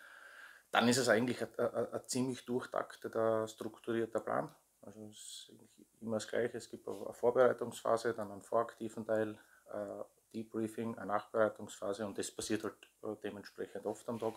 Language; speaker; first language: German; native; German